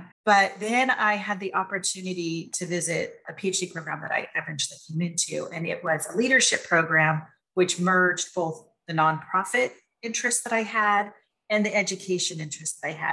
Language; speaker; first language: English; native; English